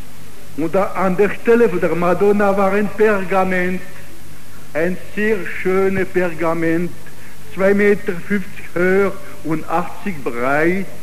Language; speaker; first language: German; non-native, fluent; Italian